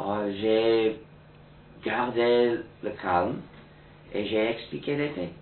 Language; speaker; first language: French; non-native, fluent; English